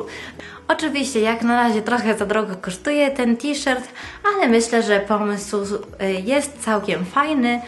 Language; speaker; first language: Polish; non-native, fluent; Italian